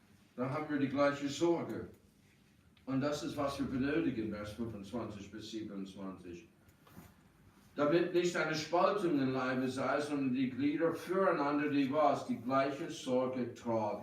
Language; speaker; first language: German; non-native, fluent; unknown